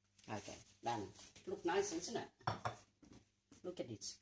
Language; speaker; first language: English; non-native, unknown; Northeastern Thai